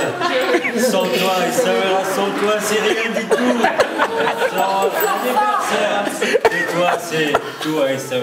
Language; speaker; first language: French; non-native, learner; Arabic